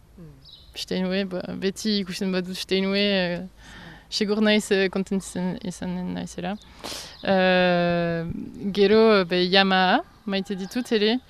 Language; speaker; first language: Basque; non-native, local second language; French